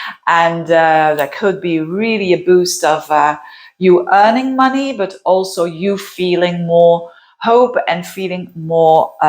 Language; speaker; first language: English; non-native, fluent; Dutch